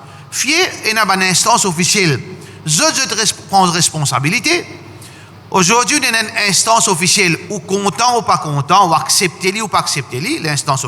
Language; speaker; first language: French; non-native, learner; Morisyen